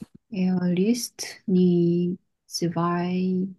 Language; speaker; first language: German; non-native, learner; Korean